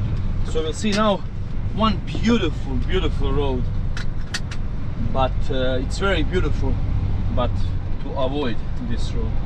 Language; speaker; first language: English; non-native, learner; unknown